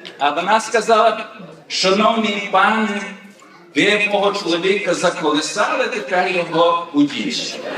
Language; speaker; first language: Ukrainian; early bilingual, heritage; Ukrainian